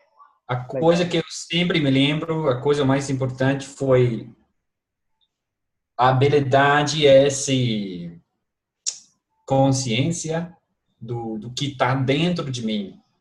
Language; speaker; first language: Portuguese; non-native, fluent; English